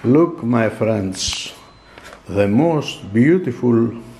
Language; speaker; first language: English; non-native, learner; Greek